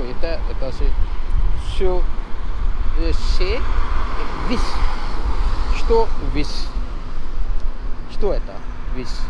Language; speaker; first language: Russian; non-native, learner; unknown